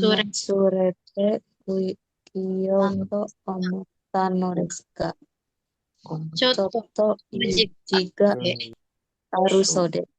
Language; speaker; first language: Japanese; non-native, learner; Indonesian